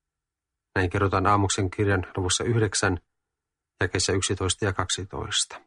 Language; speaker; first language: Finnish; native; Finnish